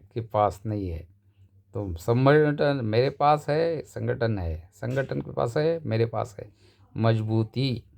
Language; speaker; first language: Hindi; non-native, local second language; Marathi